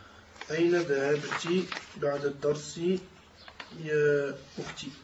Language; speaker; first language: Arabic; non-native, learner; French